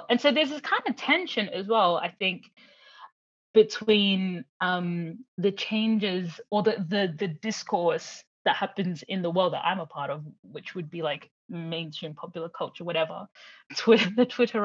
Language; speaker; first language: English; native; English